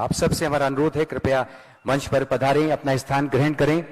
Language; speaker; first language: Hindi; native; Hindi